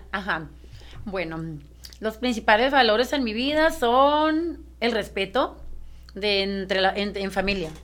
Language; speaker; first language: Spanish; native; Spanish